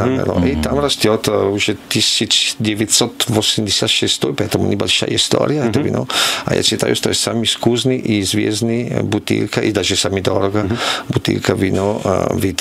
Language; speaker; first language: Russian; non-native, learner; Italian